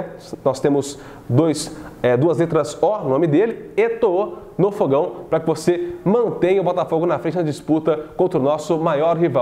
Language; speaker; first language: Portuguese; native; Portuguese